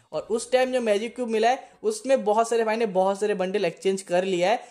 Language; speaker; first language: Hindi; non-native, local second language; Assamese